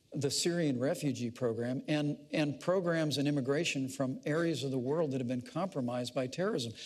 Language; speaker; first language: English; native; English